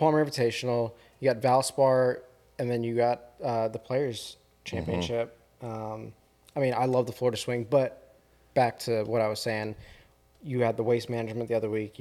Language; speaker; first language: English; native; English